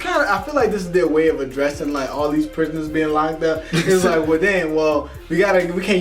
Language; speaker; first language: English; native; English